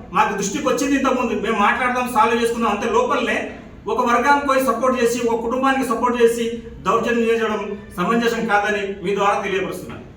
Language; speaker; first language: Telugu; non-native, local second language; Lambadi